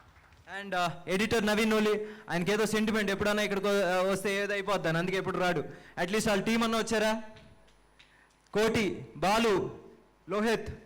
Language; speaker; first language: Telugu; native; Telugu